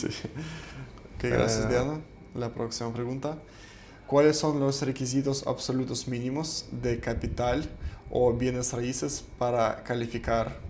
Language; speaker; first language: Spanish; non-native, fluent; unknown